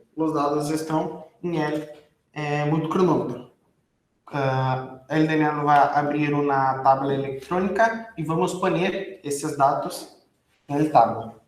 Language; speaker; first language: Spanish; non-native, fluent; Portuguese